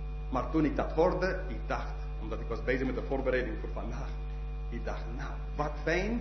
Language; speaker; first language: Dutch; non-native, fluent; English